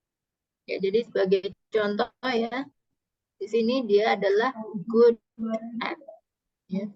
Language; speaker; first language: Indonesian; native; Indonesian